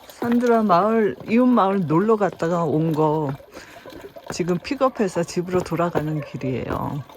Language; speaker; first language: Korean; native; Korean